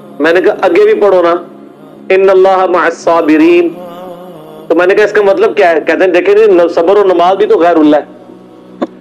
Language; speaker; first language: Urdu; non-native, local second language; Punjabi